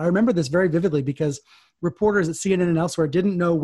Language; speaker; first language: English; native; English